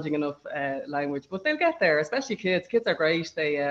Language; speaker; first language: English; native; English